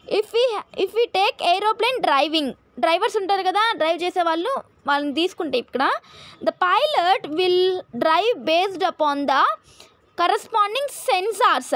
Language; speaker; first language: Telugu; native; Telugu